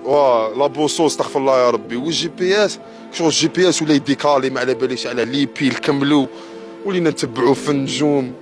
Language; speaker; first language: Arabic; native; Arabic